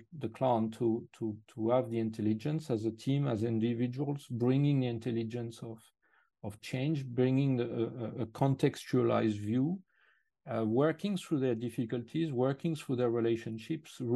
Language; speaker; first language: English; non-native, fluent; French